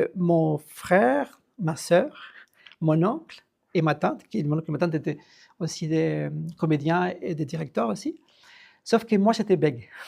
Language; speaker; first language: French; non-native, fluent; Spanish